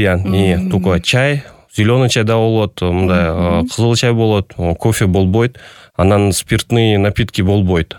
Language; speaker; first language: Kyrgyz; non-native, local second language; Russian